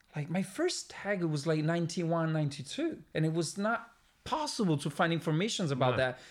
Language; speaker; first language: English; non-native, fluent; Italian